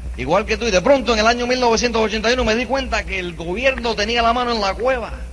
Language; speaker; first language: Spanish; early bilingual, heritage; Spanish